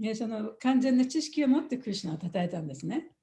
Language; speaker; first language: Japanese; native; Japanese